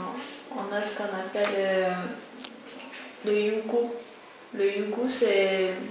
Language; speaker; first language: French; non-native, local second language; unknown